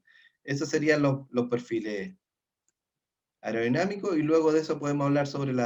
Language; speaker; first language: Spanish; native; Spanish